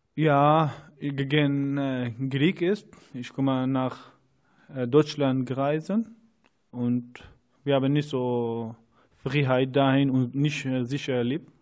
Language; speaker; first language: German; non-native, learner; Kurdish